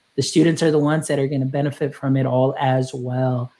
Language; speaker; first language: English; early bilingual, other home language; Spanish